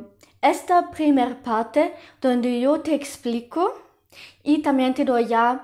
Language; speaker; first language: Spanish; non-native, fluent; German